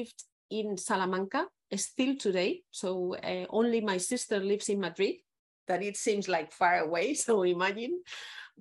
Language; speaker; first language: English; non-native, fluent; Spanish